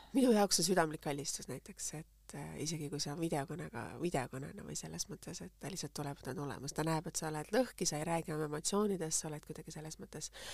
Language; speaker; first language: Estonian; native; Estonian